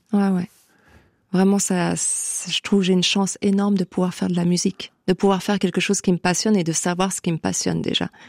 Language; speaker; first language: French; native; French